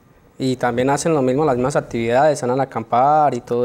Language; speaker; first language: Spanish; native; Spanish